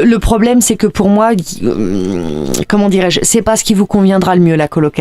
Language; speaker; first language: French; native; French